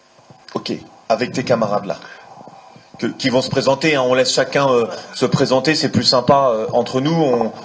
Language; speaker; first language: French; native; French